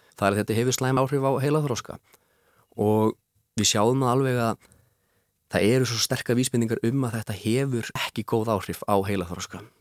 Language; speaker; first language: Icelandic; native; Icelandic